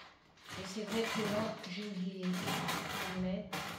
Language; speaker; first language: French; native; French